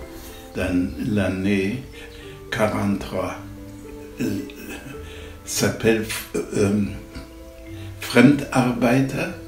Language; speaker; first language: French; non-native, learner; German